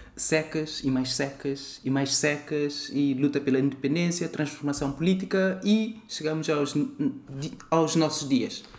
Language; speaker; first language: Portuguese; non-native, local second language; Kabuverdianu